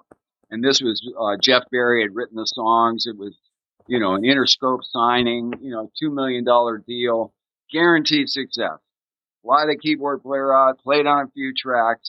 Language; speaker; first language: English; native; English